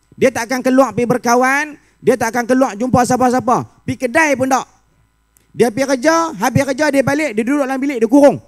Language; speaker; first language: Malay; native; Malay